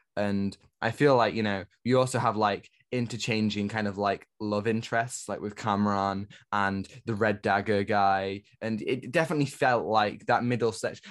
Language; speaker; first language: English; native; English